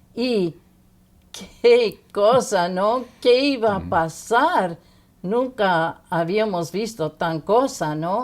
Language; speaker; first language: Spanish; non-native, fluent; English